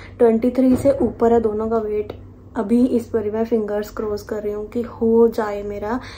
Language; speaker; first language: Hindi; non-native, local second language; Punjabi